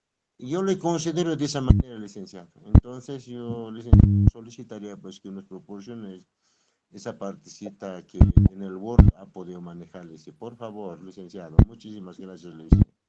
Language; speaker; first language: Spanish; non-native, local second language; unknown